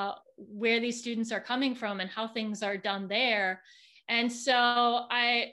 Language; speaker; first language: English; native; English